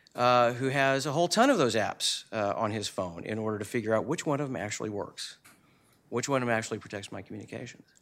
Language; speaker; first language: English; native; English